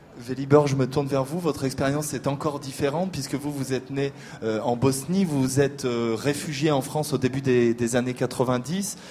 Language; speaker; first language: French; native; French